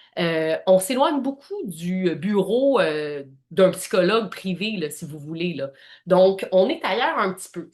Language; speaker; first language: French; native; French